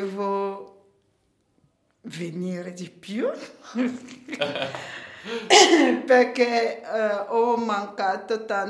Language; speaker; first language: Italian; non-native, learner; French